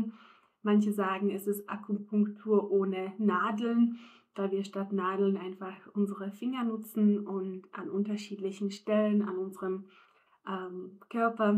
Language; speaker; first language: German; non-native, fluent; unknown